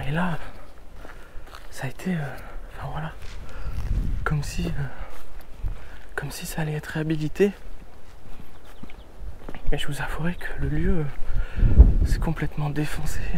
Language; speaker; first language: French; native; French